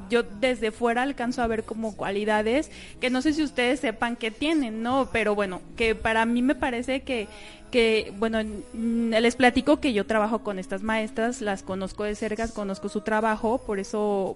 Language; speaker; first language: Spanish; native; Spanish